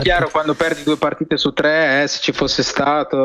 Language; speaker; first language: Italian; native; Italian